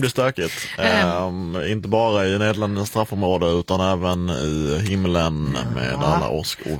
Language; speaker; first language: Swedish; native; Swedish